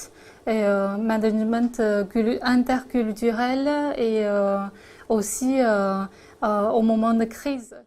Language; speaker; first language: French; non-native, fluent; Chinese